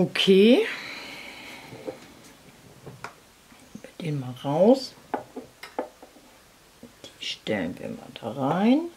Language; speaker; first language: German; native; German